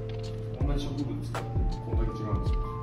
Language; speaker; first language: Japanese; native; Japanese